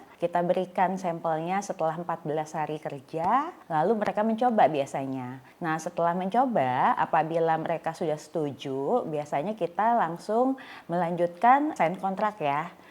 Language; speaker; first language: Indonesian; native; Indonesian